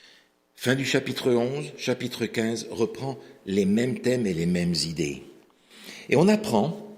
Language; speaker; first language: French; native; French